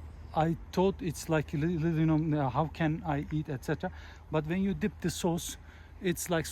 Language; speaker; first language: English; non-native, fluent; Turkish